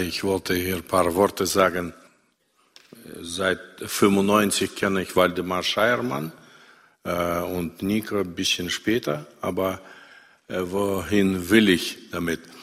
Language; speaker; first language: German; non-native, fluent; Russian